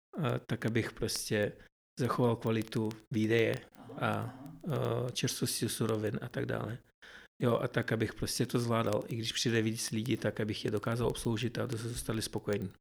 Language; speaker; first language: Czech; early bilingual, other home language; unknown